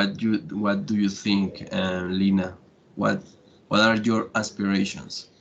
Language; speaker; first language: English; non-native, learner; Spanish